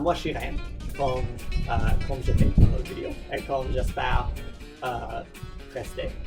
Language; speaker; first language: French; non-native, fluent; English